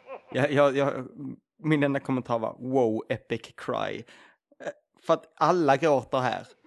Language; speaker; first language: Swedish; native; Swedish